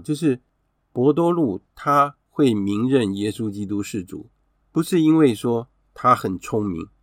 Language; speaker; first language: Chinese; native; Chinese